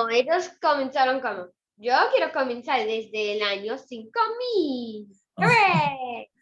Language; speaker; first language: Spanish; early bilingual, other home language; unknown